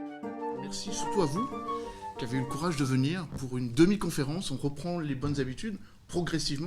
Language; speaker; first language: French; native; French